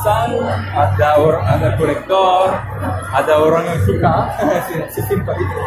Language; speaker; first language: Indonesian; non-native, fluent; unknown